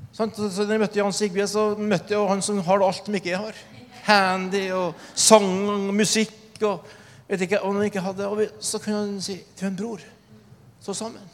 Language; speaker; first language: Norwegian; native; Norwegian